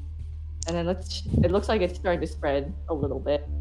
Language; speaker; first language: English; native; English